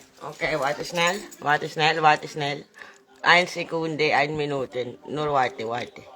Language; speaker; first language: German; non-native, learner; Filipino